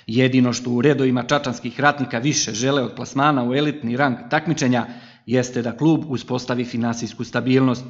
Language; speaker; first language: Serbian; native; Serbian